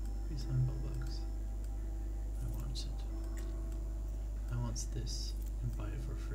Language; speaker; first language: English; non-native, learner; French